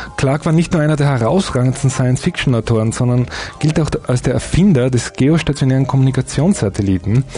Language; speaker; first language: German; native; German